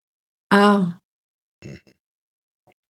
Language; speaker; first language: English; native; English